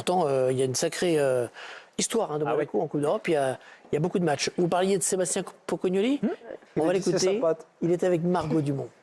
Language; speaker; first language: French; native; French